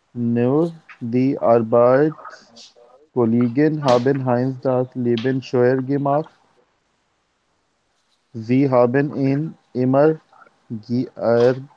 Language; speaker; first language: German; non-native, learner; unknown